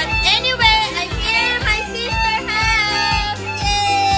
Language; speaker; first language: English; non-native, local second language; Filipino